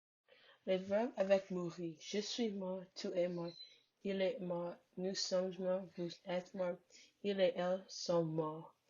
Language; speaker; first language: French; non-native, learner; English